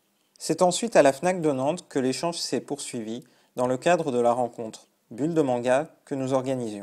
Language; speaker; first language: French; native; French